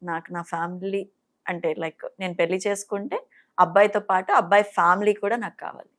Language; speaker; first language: Telugu; non-native, fluent; Bangla